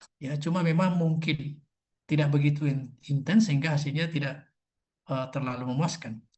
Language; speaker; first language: Indonesian; non-native, local second language; Buginese